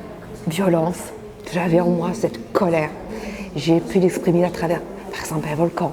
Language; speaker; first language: French; native; French